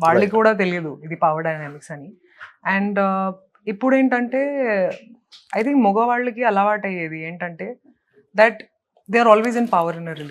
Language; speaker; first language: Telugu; non-native, local second language; Hindi